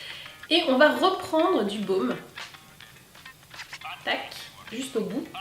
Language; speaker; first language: French; native; French